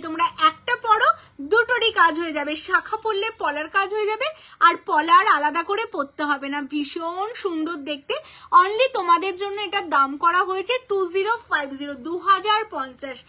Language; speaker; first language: Bangla; native; Bangla